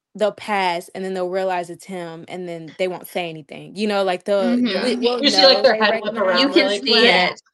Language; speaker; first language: English; native; English